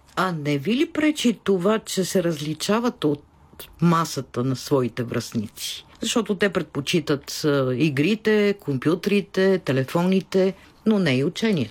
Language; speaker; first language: Bulgarian; native; Bulgarian